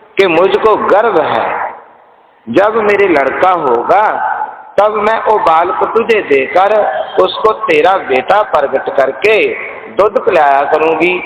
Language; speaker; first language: Hindi; non-native, local second language; Punjabi